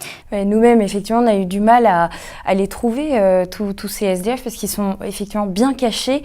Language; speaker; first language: French; native; French